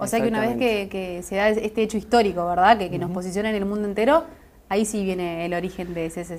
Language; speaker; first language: Spanish; native; Spanish